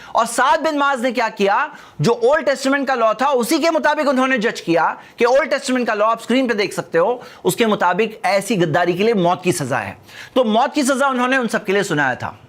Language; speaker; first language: Urdu; native; Urdu